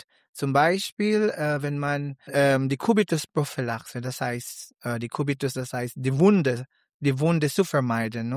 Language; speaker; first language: German; non-native, learner; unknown